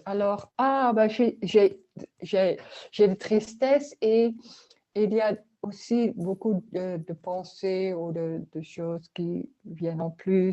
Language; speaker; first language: French; non-native, learner; Dutch